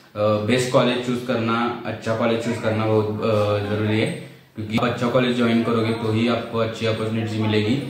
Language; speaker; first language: Hindi; non-native, local second language; Marathi